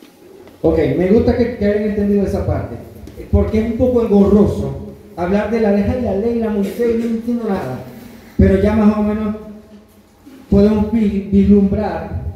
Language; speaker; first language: Spanish; native; Spanish